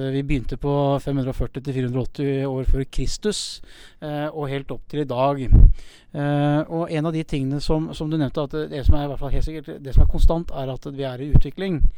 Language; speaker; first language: Norwegian; native; Norwegian